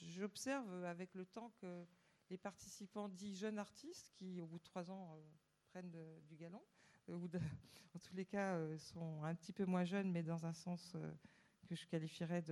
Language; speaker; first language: French; native; French